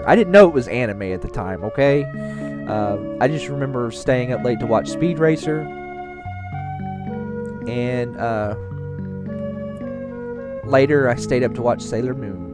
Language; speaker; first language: English; native; English